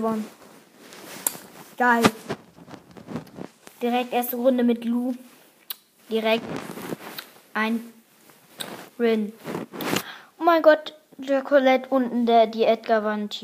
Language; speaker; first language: German; native; German